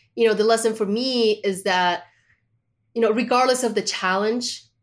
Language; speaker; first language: English; non-native, fluent; Spanish